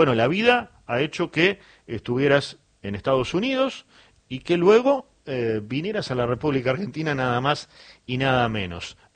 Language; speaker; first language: Spanish; native; Spanish